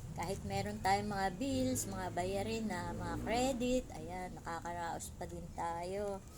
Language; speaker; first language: Filipino; native; Filipino